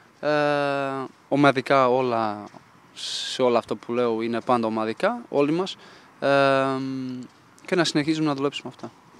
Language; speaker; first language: Greek; non-native, fluent; Portuguese